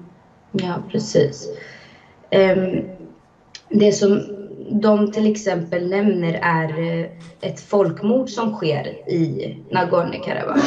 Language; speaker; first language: Swedish; early bilingual, other home language; Azerbaijani